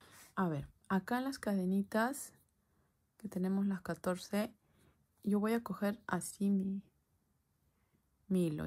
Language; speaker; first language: Spanish; native; Spanish